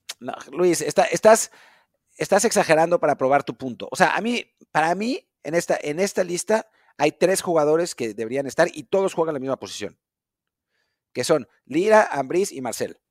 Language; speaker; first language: Spanish; native; Spanish